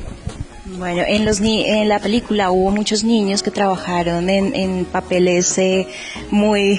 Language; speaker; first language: Spanish; native; Spanish